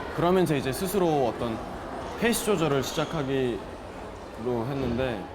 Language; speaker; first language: Korean; native; Korean